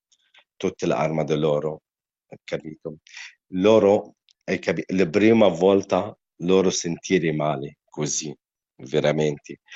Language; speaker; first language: Italian; non-native, learner; Arabic